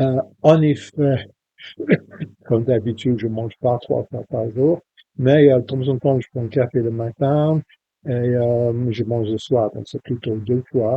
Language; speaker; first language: French; non-native, fluent; English